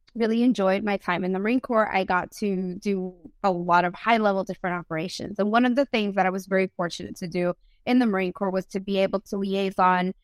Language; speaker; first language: English; early bilingual, other home language; Spanish